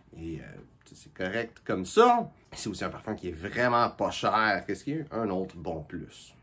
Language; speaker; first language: French; native; French